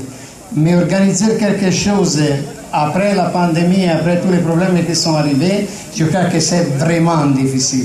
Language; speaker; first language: French; non-native, fluent; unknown